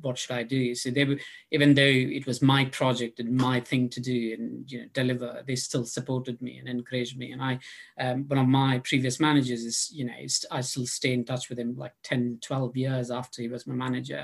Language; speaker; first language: English; non-native, local second language; Tamil